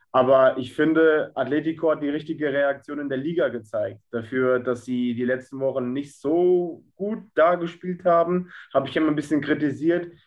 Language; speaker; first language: German; native; German